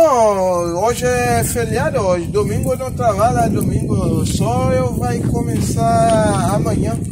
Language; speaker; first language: Portuguese; non-native, learner; Haitian Creole